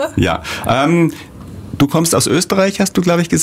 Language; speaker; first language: German; native; German